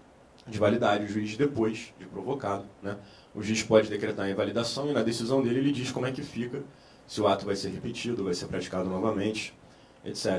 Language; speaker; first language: Portuguese; native; Portuguese